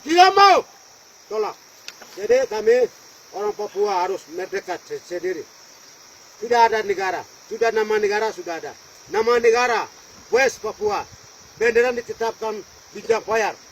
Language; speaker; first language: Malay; non-native, local second language; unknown